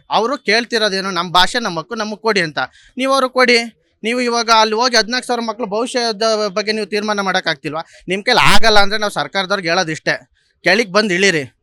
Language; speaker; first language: Kannada; native; Kannada